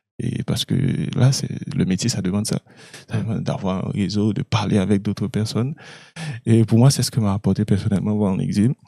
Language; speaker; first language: French; non-native, local second language; Haitian Creole